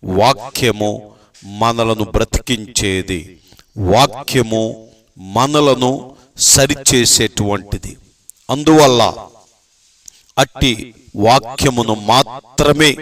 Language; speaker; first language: Telugu; native; Telugu